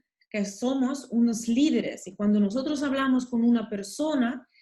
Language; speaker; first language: Spanish; non-native, learner; Russian